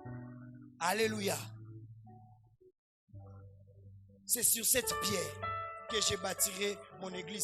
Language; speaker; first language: French; non-native, local second language; Lingala